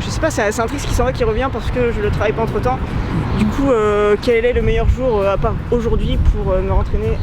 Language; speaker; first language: French; native; French